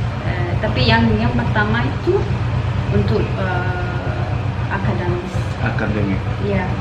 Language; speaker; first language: Indonesian; non-native, learner; Amharic